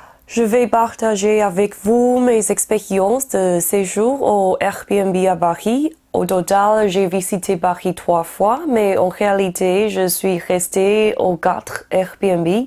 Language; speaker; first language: French; non-native, learner; Chinese